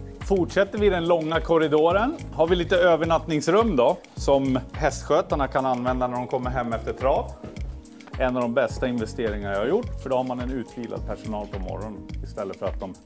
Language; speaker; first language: Swedish; native; Swedish